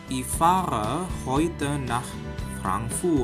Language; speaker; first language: German; non-native, fluent; Indonesian